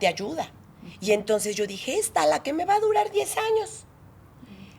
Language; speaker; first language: Spanish; native; Spanish